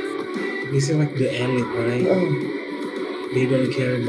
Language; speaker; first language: English; non-native, learner; Indonesian